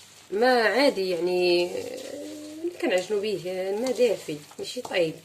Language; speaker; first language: Arabic; native; Arabic